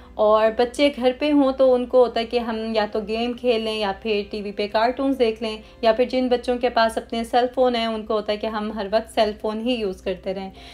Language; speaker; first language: Urdu; native; Urdu